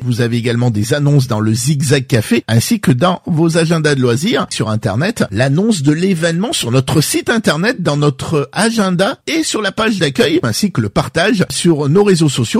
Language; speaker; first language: French; native; French